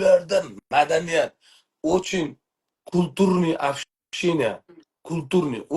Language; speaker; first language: Russian; non-native, learner; Uzbek